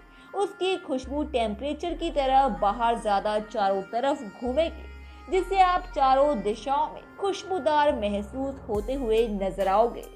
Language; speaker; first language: Hindi; native; Hindi